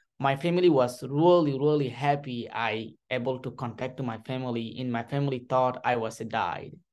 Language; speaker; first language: English; non-native, learner; Rohingya